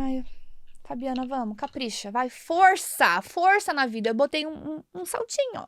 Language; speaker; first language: Portuguese; native; Portuguese